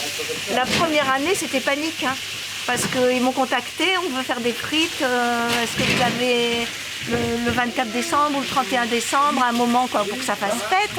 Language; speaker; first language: French; native; French